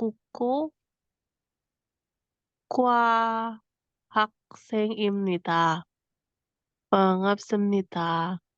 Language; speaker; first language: Korean; non-native, learner; Indonesian